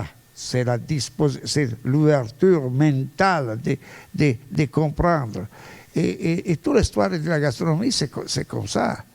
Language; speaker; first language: French; non-native, fluent; Italian